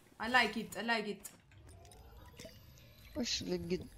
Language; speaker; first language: English; non-native, learner; Italian